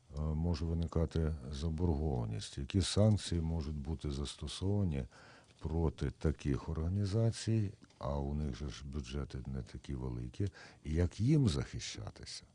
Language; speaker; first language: Ukrainian; native; Ukrainian